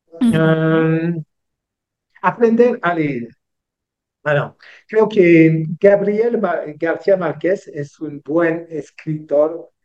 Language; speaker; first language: Spanish; non-native, learner; French